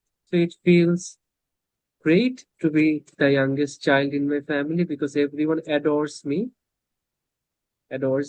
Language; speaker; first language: English; non-native, fluent; Bangla